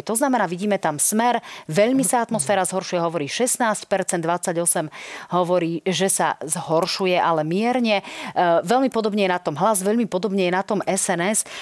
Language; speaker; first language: Slovak; native; Slovak